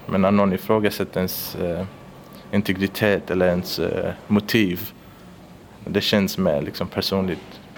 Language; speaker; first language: Swedish; early bilingual, other home language; Persian